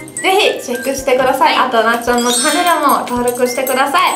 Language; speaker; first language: Japanese; non-native, fluent; Italian